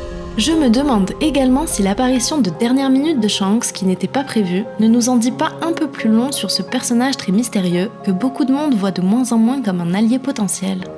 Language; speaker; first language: French; native; French